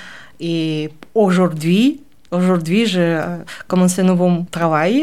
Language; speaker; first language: French; non-native, learner; Ukrainian